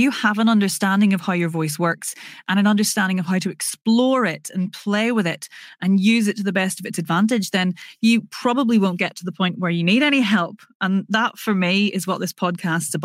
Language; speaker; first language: English; native; English